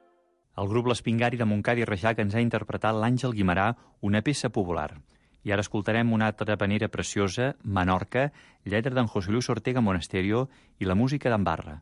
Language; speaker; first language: Catalan; native; Catalan